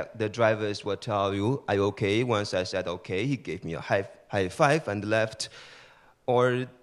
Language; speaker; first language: English; early bilingual, other home language; Chinese